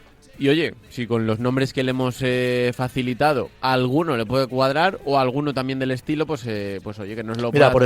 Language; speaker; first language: Spanish; native; Spanish